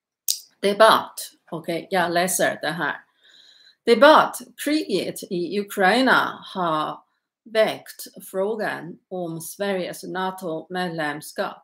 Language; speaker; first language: Swedish; non-native, learner; Chinese